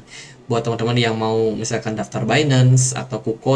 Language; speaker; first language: Indonesian; native; Indonesian